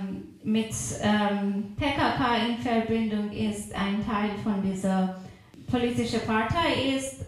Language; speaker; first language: German; non-native, fluent; Persian